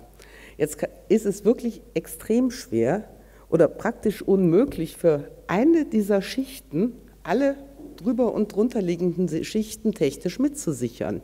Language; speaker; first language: German; native; German